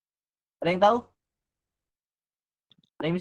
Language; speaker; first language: Indonesian; native; Indonesian